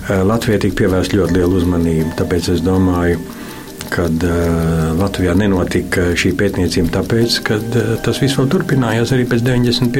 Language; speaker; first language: Latvian; native; Latvian